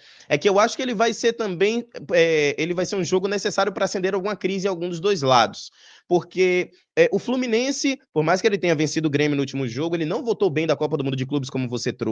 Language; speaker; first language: Portuguese; native; Portuguese